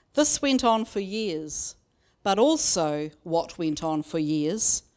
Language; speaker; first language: English; native; English